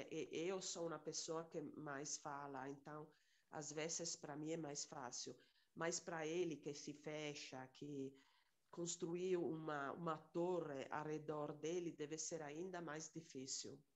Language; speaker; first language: Portuguese; non-native, fluent; Italian